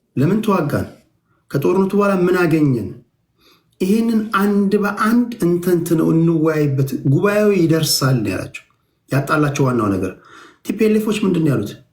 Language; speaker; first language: Amharic; native; Amharic